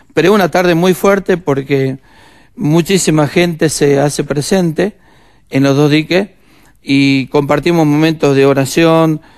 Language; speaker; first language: Spanish; native; Spanish